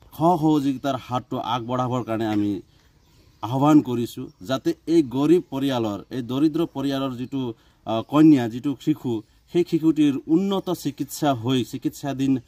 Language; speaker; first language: Assamese; non-native, local second language; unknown